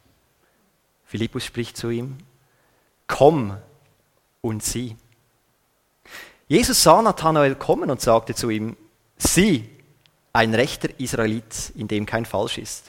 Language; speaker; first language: German; native; German